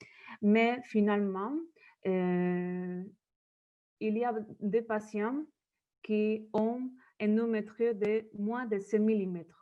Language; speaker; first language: French; non-native, learner; Spanish